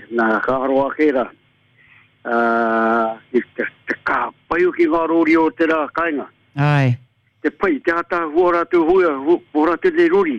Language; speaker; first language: Māori; native; Māori